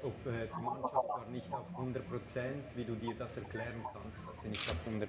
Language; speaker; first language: German; native; German